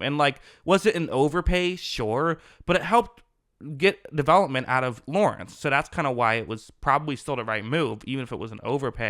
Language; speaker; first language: English; native; English